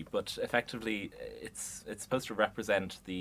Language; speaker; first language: English; native; English